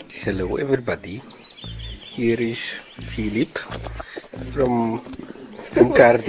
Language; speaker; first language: English; non-native, learner; Polish